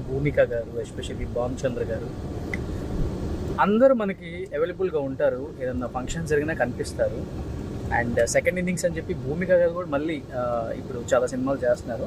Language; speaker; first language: Telugu; native; Telugu